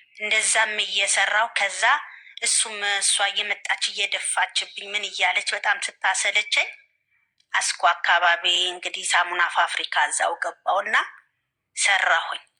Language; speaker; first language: Amharic; native; Amharic